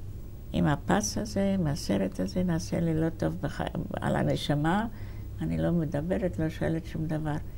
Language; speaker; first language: Hebrew; non-native, fluent; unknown